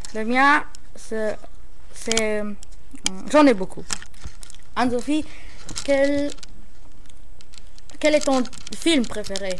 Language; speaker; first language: French; non-native, local second language; Luxembourgish